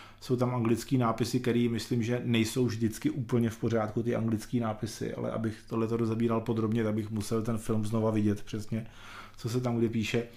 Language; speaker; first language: Czech; native; Czech